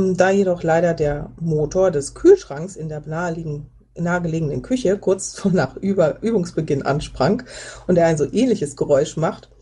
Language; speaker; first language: German; native; German